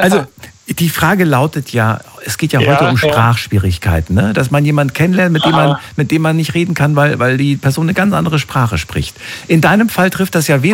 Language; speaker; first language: German; native; German